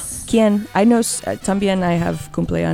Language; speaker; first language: Spanish; non-native, learner; English